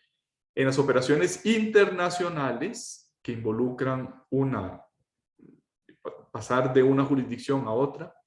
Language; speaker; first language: Spanish; native; Spanish